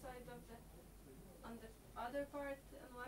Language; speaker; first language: English; non-native, learner; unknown